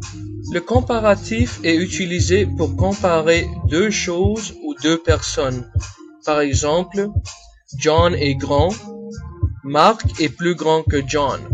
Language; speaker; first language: French; non-native, fluent; English